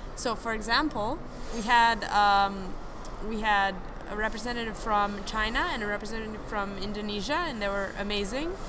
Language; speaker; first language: English; non-native, fluent; Serbian